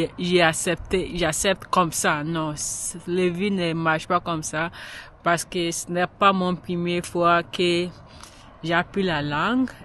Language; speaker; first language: French; non-native, learner; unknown